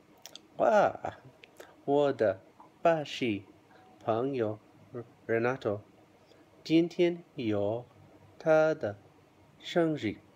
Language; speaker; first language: Chinese; non-native, learner; English